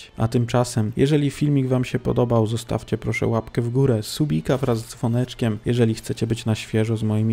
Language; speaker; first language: Polish; native; Polish